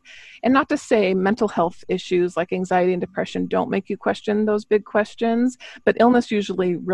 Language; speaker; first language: English; native; English